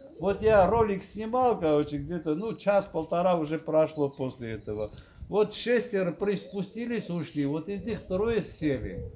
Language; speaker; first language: Russian; non-native, local second language; Armenian